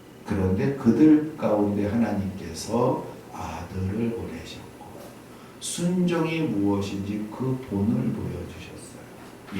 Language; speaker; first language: Korean; native; Korean